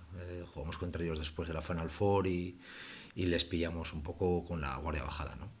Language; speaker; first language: Spanish; native; Spanish